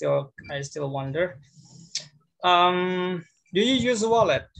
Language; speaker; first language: English; non-native, fluent; Indonesian